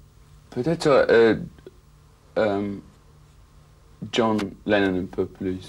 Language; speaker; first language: French; non-native, fluent; English